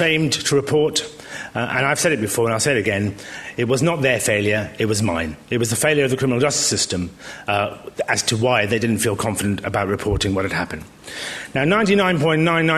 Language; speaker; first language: English; native; English